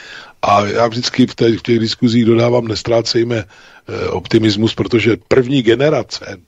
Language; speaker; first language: Czech; native; Czech